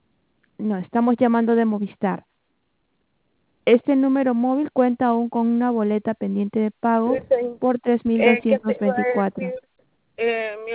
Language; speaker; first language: Spanish; native; Spanish